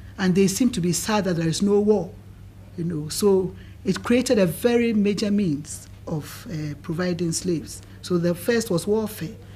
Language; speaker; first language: English; non-native, local second language; Akan